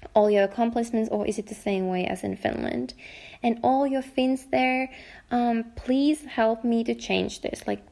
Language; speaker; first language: English; non-native, fluent; Finnish